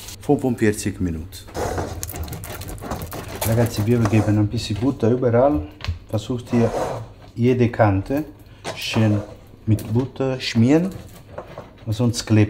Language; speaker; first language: German; non-native, learner; Italian